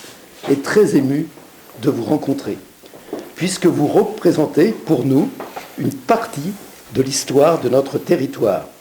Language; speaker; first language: French; native; French